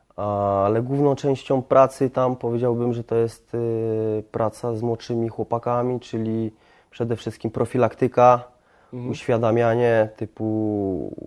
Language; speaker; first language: Polish; early bilingual, heritage; Polish